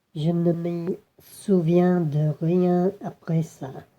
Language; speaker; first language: French; non-native, learner; English